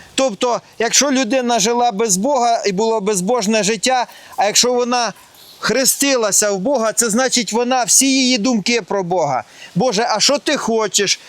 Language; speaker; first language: Ukrainian; non-native, local second language; Russian